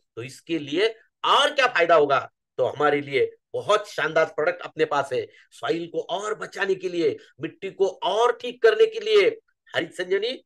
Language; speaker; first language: Hindi; non-native, local second language; Marathi